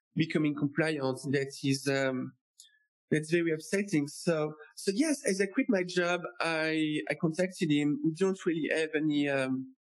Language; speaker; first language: English; non-native, fluent; French